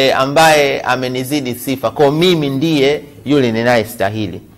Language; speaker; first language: Swahili; native; Swahili